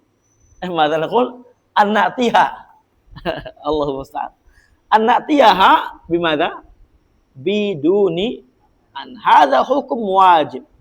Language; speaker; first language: Arabic; non-native, fluent; Indonesian